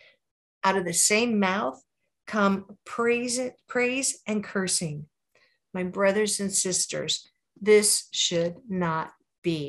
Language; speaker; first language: English; native; English